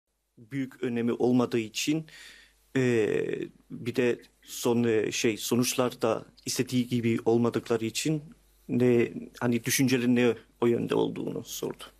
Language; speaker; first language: Turkish; early bilingual, heritage; Turkish